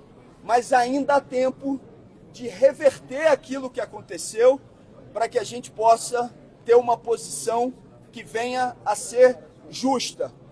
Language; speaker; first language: Portuguese; native; Portuguese